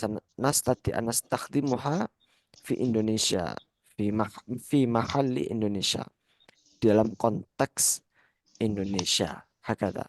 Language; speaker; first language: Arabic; non-native, fluent; Indonesian